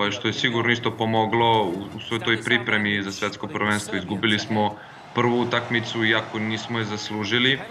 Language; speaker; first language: Serbian; early bilingual, other home language; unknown